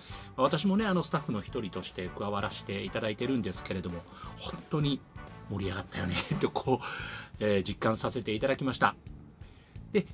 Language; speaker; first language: Japanese; native; Japanese